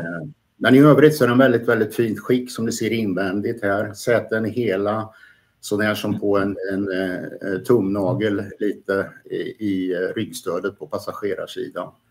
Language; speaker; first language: Swedish; native; Swedish